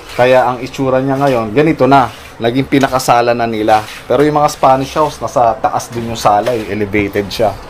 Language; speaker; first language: Filipino; native; Filipino